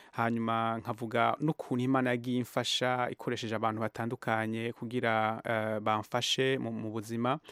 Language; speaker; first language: Rundi; early bilingual, heritage; Rundi